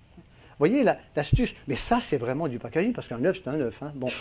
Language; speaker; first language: French; native; French